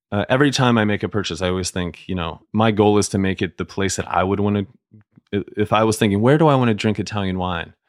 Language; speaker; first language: English; native; English